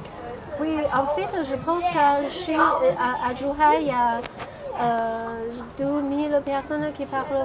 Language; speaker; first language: French; non-native, fluent; Chinese